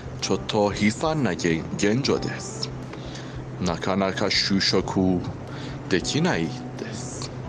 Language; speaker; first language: Japanese; non-native, learner; Persian